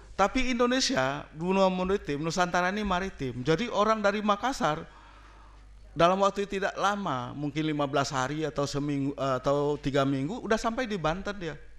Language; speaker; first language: Indonesian; non-native, local second language; Minangkabau